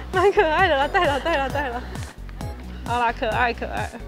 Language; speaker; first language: Chinese; native; Chinese